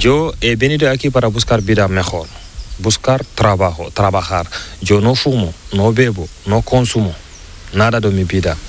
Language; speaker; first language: Spanish; non-native, learner; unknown